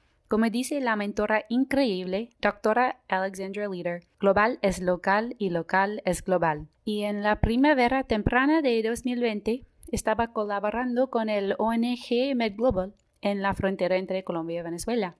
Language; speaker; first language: Spanish; non-native, fluent; English